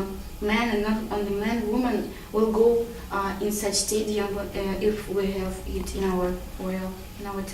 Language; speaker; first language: English; non-native, learner; Russian